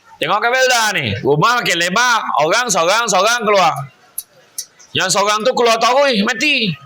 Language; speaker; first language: Malay; native; Malay